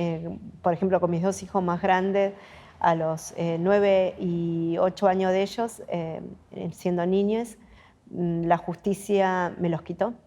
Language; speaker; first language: Spanish; native; Spanish